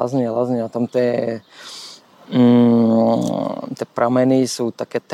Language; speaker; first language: Czech; non-native, learner; Polish